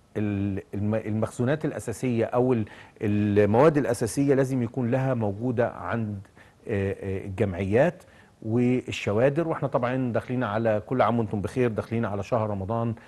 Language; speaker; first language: Arabic; native; Arabic